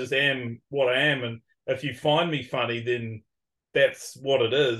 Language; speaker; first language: English; native; English